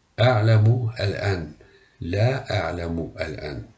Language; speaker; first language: Arabic; non-native, learner; Turkish